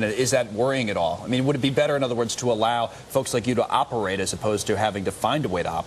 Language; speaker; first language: English; native; English